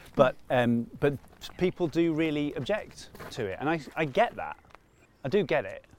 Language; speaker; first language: English; native; English